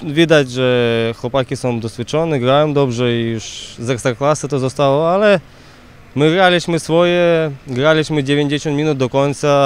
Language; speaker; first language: Polish; non-native, fluent; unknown